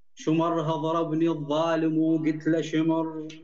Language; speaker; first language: Arabic; native; Arabic